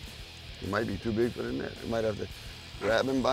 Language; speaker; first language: English; native; English